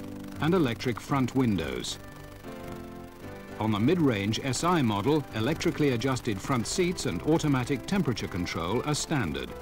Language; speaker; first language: English; native; English